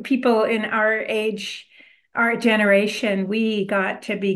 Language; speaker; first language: English; native; English